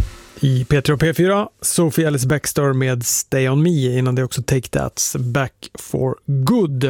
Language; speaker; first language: Swedish; native; Swedish